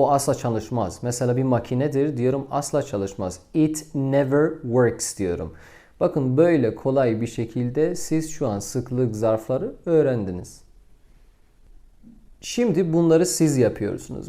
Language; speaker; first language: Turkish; non-native, fluent; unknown